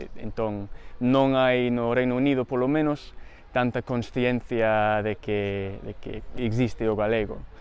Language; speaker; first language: Galician; non-native, fluent; English